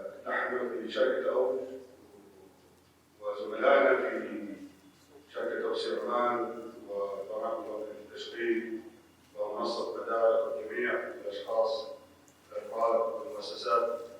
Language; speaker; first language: Arabic; native; Arabic